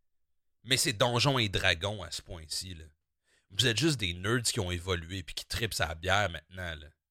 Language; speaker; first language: French; native; French